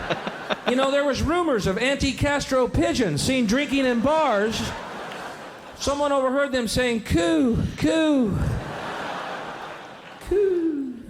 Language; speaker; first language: English; native; English